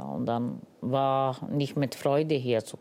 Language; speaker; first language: German; non-native, learner; Romany